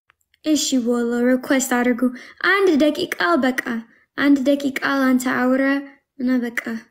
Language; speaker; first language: Amharic; non-native, learner; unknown